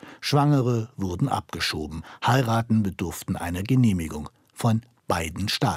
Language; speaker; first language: German; native; German